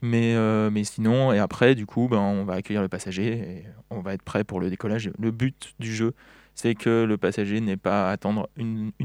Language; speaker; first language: French; native; French